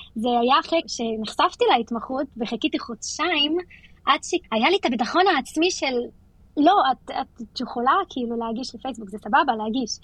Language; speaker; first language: Hebrew; non-native, local second language; Arabic